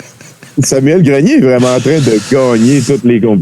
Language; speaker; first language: French; native; French